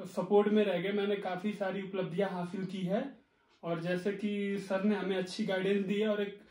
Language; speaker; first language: Hindi; native; Hindi